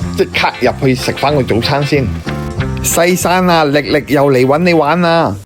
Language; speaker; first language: Cantonese; non-native, learner; English